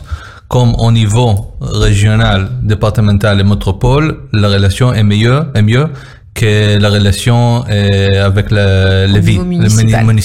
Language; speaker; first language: French; non-native, learner; Hebrew